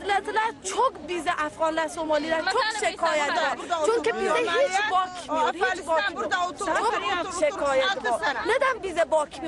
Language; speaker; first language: Turkish; non-native, learner; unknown